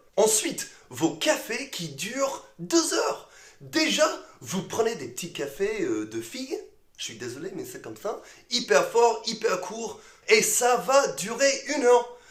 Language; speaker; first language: French; non-native, fluent; English